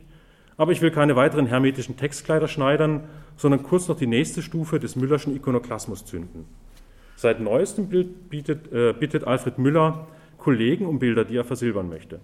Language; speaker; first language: German; native; German